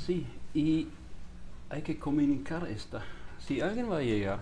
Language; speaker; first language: Spanish; non-native, fluent; German